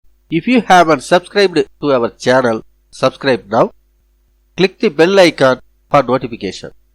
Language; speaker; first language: English; non-native, local second language; Tamil